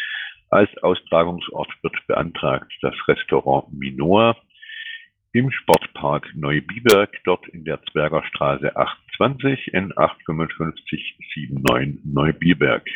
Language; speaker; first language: German; native; German